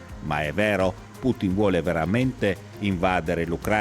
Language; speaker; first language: Italian; native; Italian